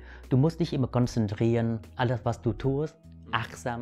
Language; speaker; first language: German; early bilingual, other home language; Vietnamese